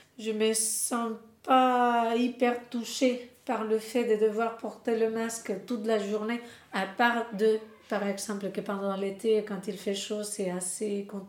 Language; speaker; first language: French; non-native, fluent; Spanish